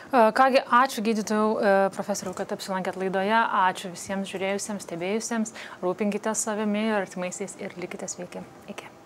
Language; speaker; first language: Lithuanian; native; Lithuanian